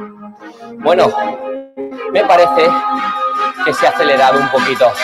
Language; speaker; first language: Spanish; native; Spanish